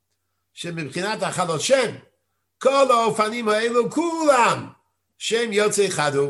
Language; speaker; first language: Hebrew; non-native, fluent; English